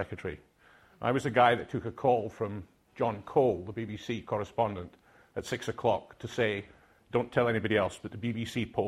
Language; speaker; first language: English; non-native, local second language; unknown